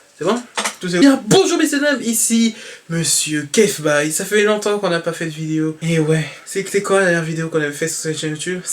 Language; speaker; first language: French; native; French